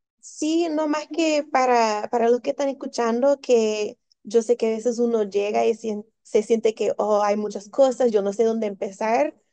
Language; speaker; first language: Spanish; early bilingual, heritage; Spanish